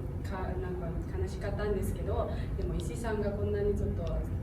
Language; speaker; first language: Japanese; native; Japanese